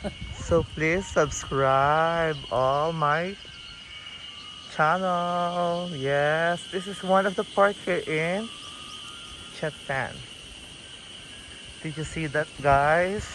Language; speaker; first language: English; non-native, local second language; Filipino